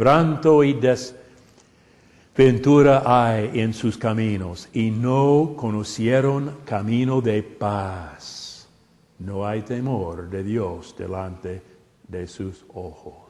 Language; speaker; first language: Spanish; non-native, fluent; English